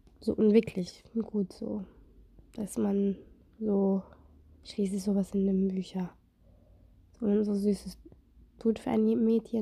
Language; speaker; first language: German; non-native, fluent; Russian